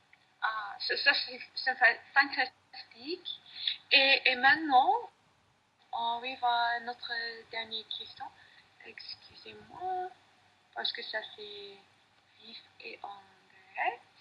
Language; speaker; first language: French; non-native, learner; English